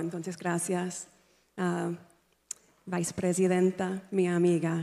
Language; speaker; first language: Spanish; non-native, learner; English